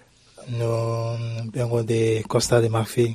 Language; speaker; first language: Spanish; non-native, learner; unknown